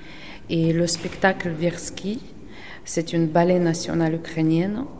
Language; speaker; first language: French; non-native, fluent; Ukrainian